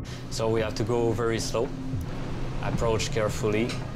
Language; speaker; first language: English; non-native, fluent; French